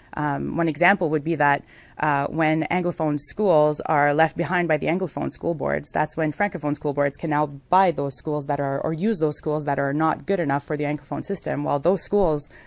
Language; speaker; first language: English; non-native, local second language; French